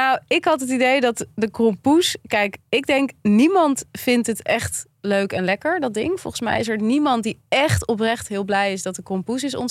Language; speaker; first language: Dutch; native; Dutch